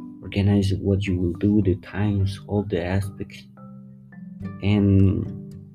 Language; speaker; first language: English; non-native, fluent; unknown